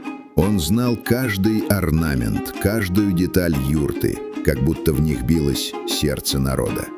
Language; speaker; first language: Russian; native; Russian